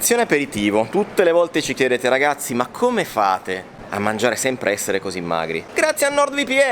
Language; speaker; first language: Italian; native; Italian